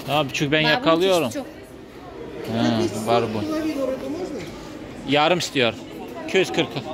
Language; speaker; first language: Turkish; non-native, learner; Russian